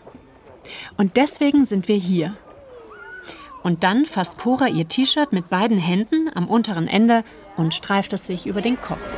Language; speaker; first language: German; native; German